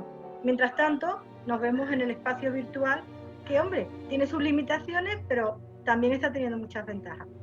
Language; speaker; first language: Spanish; native; Spanish